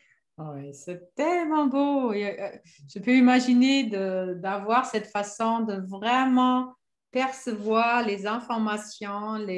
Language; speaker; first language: French; non-native, fluent; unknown